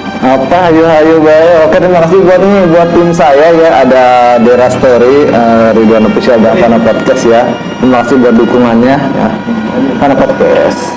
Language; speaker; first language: Indonesian; native; Indonesian